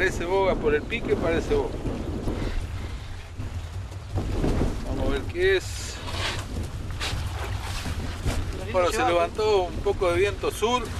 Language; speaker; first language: Spanish; native; Spanish